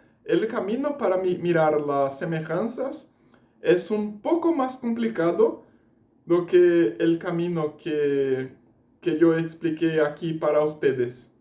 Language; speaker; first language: Spanish; non-native, fluent; Portuguese